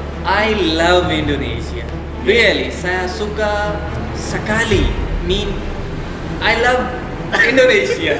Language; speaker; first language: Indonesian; non-native, learner; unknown